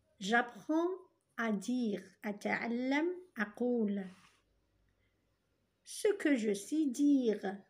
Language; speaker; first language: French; non-native, local second language; Arabic